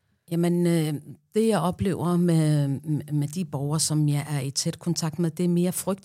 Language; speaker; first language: Danish; non-native, fluent; Arabic